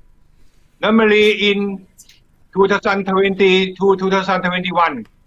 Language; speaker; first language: English; non-native, learner; Thai